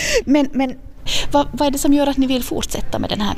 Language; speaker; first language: Swedish; native; Swedish